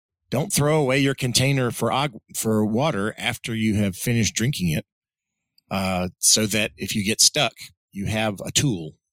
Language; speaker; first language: English; early bilingual, other home language; Spanish